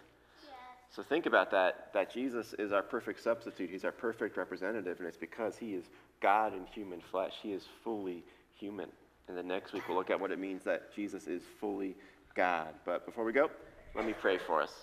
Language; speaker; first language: English; native; English